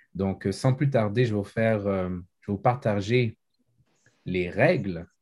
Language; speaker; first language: French; native; French